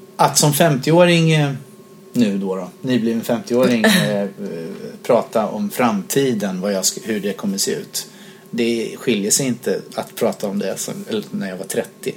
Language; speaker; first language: Swedish; native; Swedish